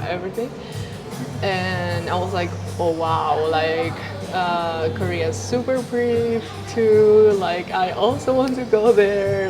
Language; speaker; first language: English; non-native, fluent; Spanish